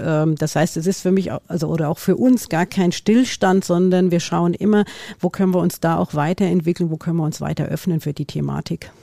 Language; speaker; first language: German; native; German